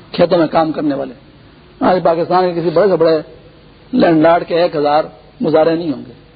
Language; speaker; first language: Urdu; non-native, local second language; Pashto